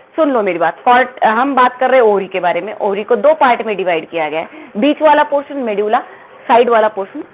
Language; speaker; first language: Hindi; non-native, local second language; Marathi